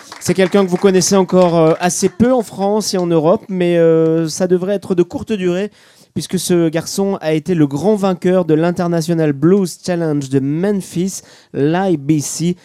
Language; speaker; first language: French; native; French